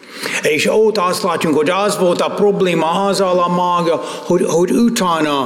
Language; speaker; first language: Hungarian; non-native, fluent; English